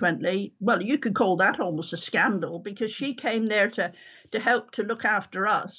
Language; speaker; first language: English; native; English